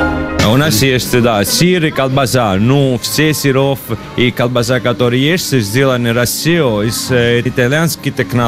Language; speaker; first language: Russian; non-native, learner; Italian